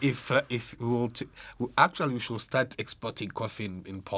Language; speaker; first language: English; non-native, local second language; Kinyarwanda